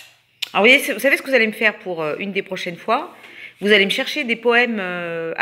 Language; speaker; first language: French; native; French